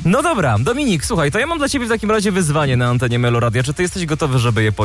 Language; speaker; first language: Polish; native; Polish